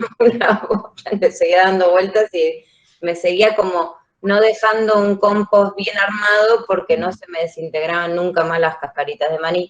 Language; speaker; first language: Spanish; native; Spanish